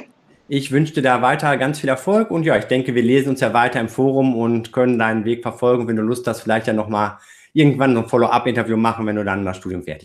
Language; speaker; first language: German; native; German